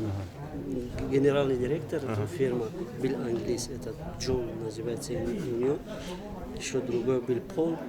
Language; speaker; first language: Russian; non-native, local second language; Tajik